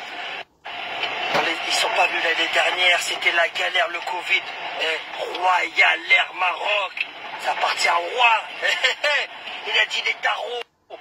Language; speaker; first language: French; early bilingual, other home language; Arabic